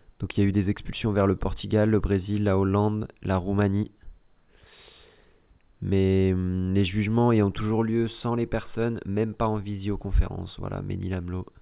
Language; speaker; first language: French; native; French